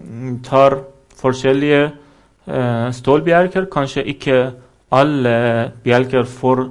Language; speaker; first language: Norwegian; non-native, fluent; Persian